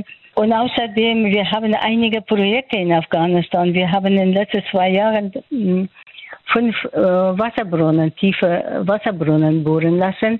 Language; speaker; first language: German; non-native, fluent; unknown